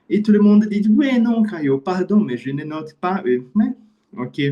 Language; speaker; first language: French; non-native, learner; Portuguese